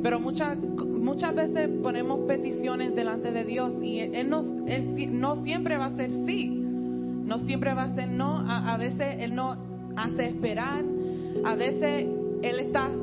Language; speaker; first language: Spanish; early bilingual, heritage; Spanish